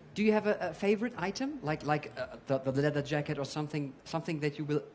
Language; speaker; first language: English; non-native, fluent; German